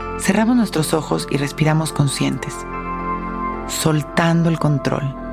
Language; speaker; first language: Spanish; native; Spanish